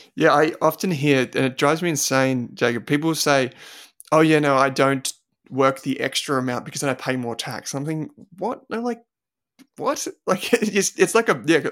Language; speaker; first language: English; native; English